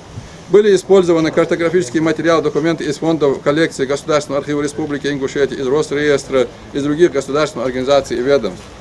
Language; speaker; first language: Russian; non-native, local second language; Ingush